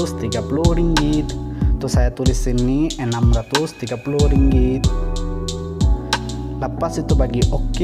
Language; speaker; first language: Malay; non-native, learner; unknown